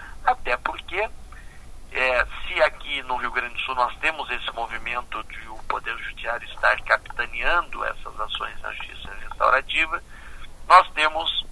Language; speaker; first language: Portuguese; native; Portuguese